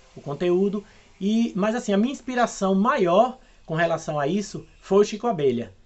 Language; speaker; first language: Portuguese; native; Portuguese